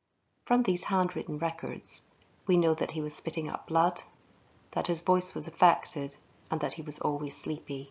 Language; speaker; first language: English; native; English